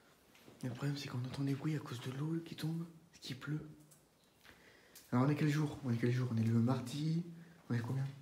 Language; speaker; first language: French; native; French